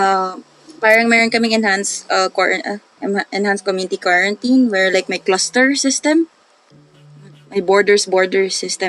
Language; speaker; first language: Filipino; non-native, local second language; Cebuano